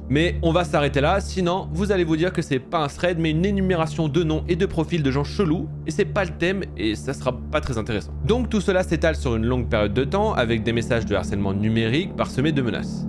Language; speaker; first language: French; native; French